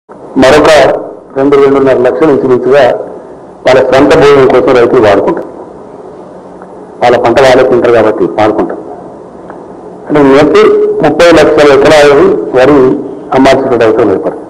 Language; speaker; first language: Telugu; native; Telugu